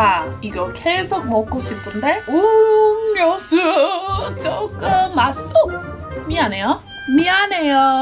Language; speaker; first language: Korean; non-native, fluent; English